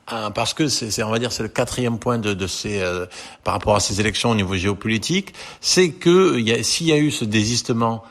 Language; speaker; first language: French; native; French